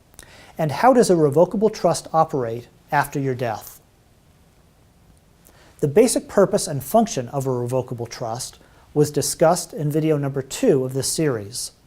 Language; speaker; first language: English; native; English